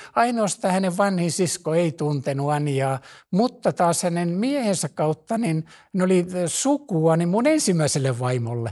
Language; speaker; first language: Finnish; native; Finnish